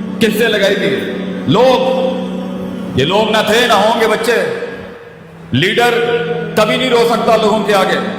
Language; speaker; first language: Urdu; non-native, local second language; Punjabi